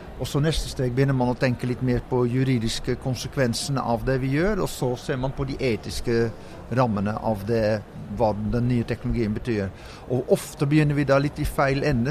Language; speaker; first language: Norwegian; non-native, fluent; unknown